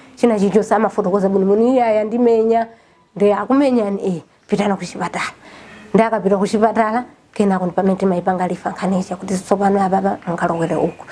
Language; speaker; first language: Nyanja; non-native, local second language; Tumbuka